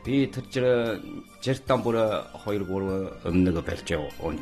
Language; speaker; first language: Mongolian; non-native, local second language; Chinese